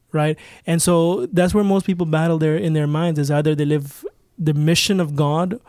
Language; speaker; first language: English; native; English